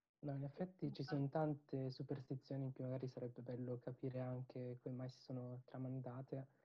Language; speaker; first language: Italian; early bilingual, other home language; Tamil